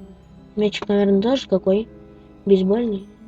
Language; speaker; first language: Russian; native; Russian